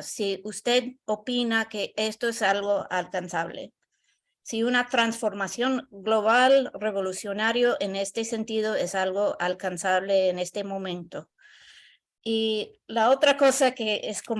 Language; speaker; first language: Spanish; non-native, learner; English